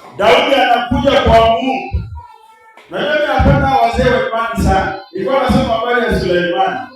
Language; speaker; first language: Swahili; non-native, local second language; Gusii